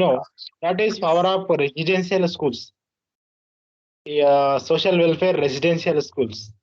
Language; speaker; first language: English; non-native, learner; Telugu